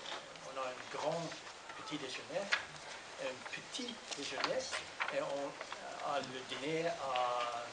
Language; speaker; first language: French; non-native, learner; Norwegian